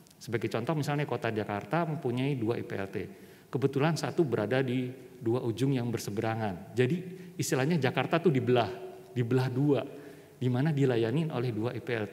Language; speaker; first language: Indonesian; native; Indonesian